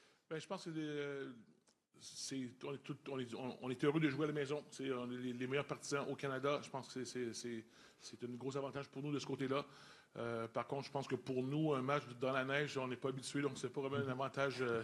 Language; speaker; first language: French; native; French